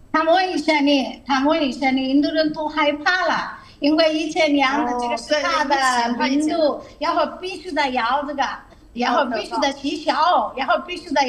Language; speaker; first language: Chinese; non-native, learner; Telugu